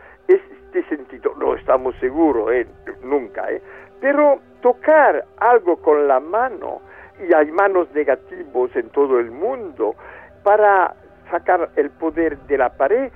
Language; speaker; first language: Spanish; non-native, fluent; French